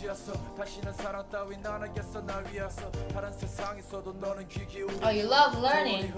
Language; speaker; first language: English; non-native, learner; Korean